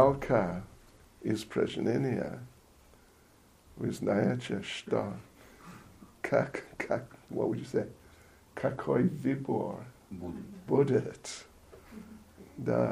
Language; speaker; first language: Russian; non-native, learner; English